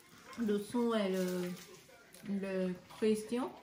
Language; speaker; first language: French; non-native, learner; Japanese